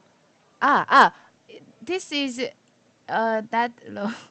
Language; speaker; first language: English; non-native, learner; Korean